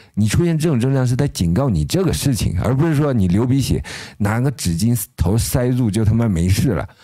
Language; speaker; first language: Chinese; native; Chinese